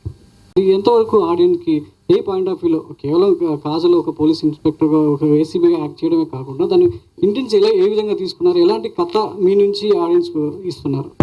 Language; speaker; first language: Telugu; native; Telugu